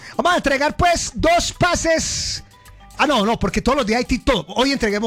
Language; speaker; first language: Spanish; native; Spanish